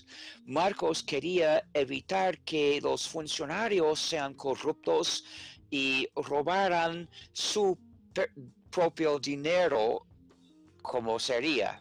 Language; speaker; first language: Spanish; non-native, fluent; English